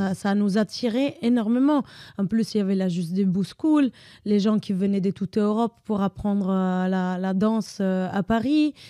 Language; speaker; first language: French; non-native, fluent; Italian